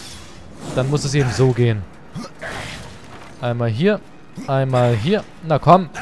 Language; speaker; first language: German; native; German